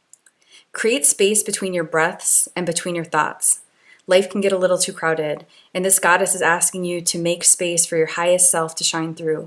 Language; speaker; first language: English; native; English